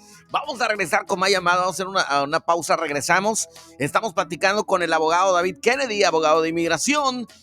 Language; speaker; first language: Spanish; native; Spanish